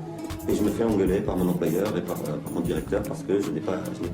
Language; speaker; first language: French; native; French